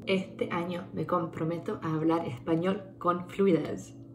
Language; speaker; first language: Spanish; early bilingual, heritage; Spanish